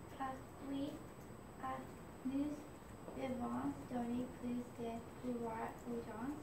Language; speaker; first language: French; non-native, learner; English